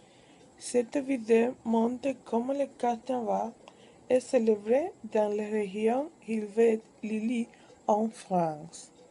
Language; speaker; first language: French; non-native, learner; Spanish